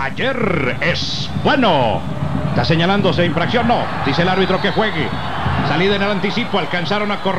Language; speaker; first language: Spanish; native; Spanish